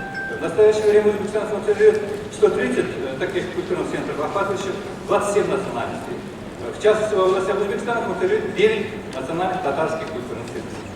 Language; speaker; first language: Russian; non-native, local second language; Kara-Kalpak